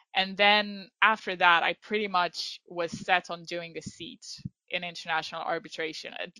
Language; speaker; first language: English; non-native, fluent; Romanian